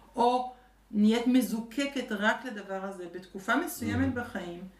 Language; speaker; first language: Hebrew; early bilingual, other home language; French